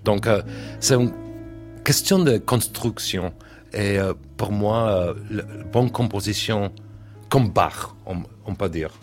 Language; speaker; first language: French; non-native, learner; English